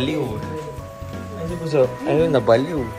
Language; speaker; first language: Filipino; native; Filipino